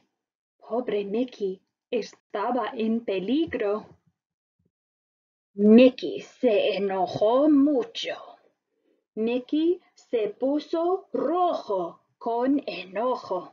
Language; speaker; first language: Spanish; non-native, fluent; English